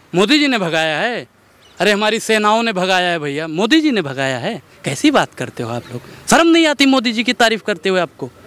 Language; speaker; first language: Hindi; native; Hindi